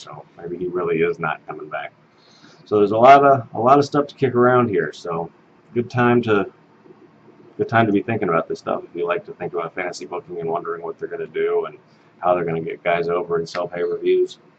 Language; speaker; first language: English; native; English